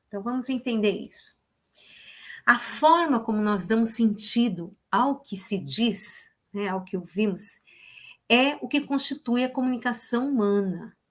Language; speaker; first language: Portuguese; native; Portuguese